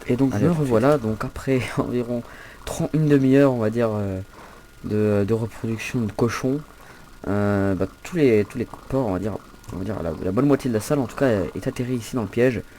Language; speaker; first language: French; native; French